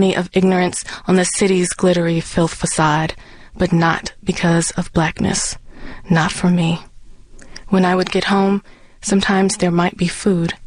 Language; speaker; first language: English; native; English